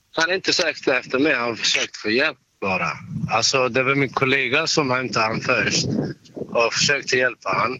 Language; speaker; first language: Swedish; non-native, fluent; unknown